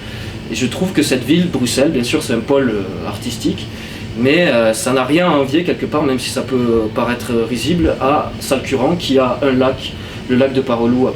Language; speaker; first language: French; native; French